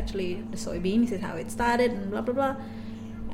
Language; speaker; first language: English; non-native, fluent; Indonesian